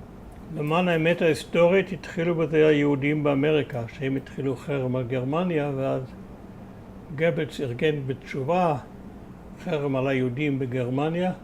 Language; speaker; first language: Hebrew; early bilingual, other home language; German